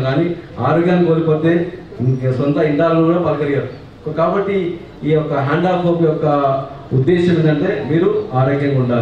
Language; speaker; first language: Telugu; native; Telugu